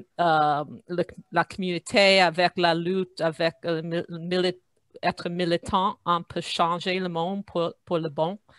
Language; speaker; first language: French; non-native, fluent; English